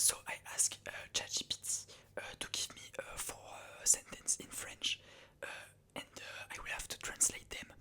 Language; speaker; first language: English; non-native, learner; French